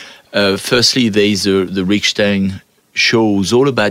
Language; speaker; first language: English; non-native, fluent; French